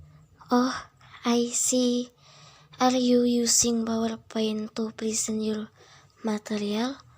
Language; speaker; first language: English; non-native, learner; Indonesian